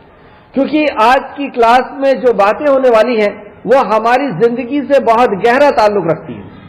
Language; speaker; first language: Urdu; native; Urdu